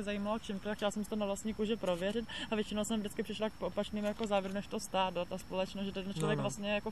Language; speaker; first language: Czech; native; Czech